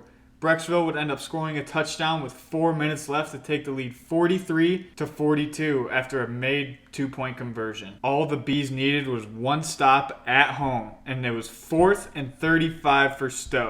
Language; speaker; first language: English; native; English